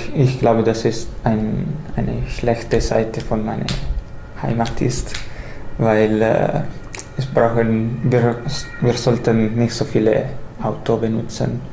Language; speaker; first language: German; non-native, learner; Italian